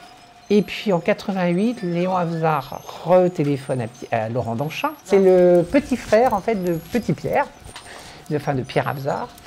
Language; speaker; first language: French; native; French